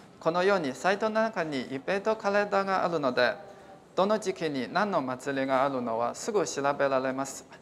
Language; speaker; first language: Japanese; non-native, fluent; Chinese